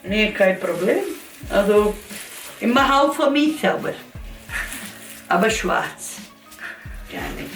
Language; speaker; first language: German; non-native, learner; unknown